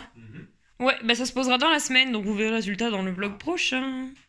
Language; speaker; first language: French; native; French